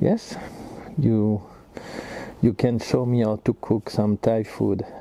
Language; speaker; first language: English; non-native, learner; French